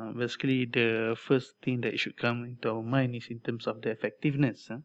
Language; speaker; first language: English; non-native, local second language; Malay